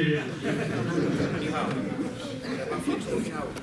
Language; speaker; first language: Polish; non-native, learner; Slovak